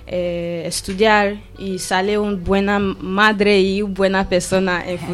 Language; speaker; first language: Spanish; non-native, learner; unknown